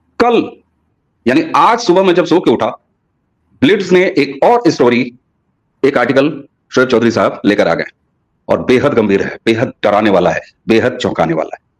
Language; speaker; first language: Hindi; native; Hindi